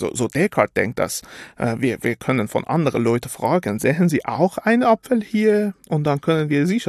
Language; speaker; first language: German; non-native, fluent; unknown